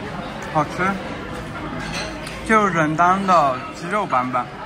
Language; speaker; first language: Chinese; native; Chinese